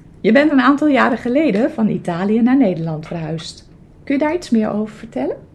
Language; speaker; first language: Dutch; native; Dutch